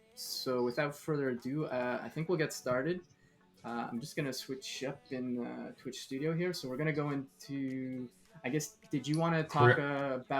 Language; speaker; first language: English; native; English